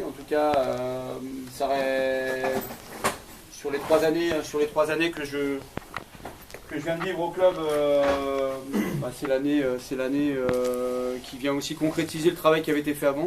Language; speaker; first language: French; native; French